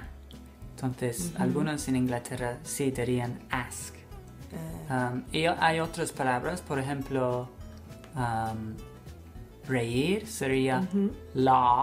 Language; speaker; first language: Spanish; non-native, fluent; English